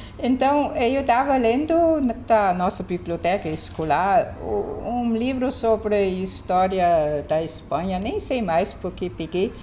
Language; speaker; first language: Portuguese; non-native, fluent; German